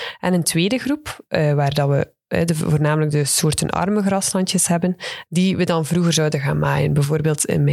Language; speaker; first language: Dutch; native; Dutch